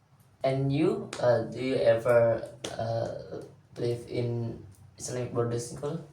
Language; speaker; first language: English; non-native, learner; Indonesian